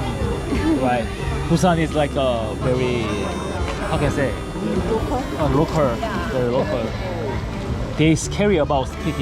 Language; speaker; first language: English; non-native, learner; Korean